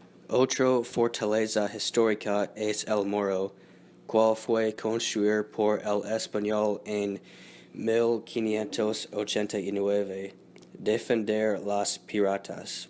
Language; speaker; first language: Spanish; non-native, learner; English